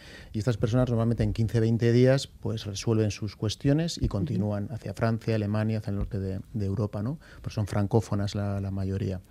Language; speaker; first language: Spanish; native; Spanish